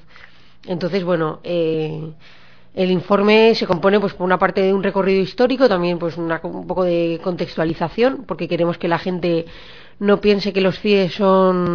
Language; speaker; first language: Spanish; native; Spanish